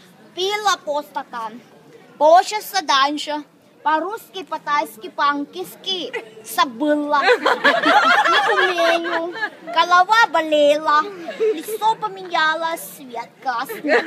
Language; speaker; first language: Russian; non-native, learner; Chinese